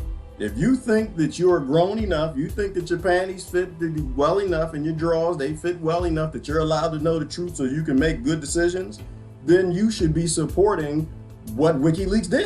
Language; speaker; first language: English; native; English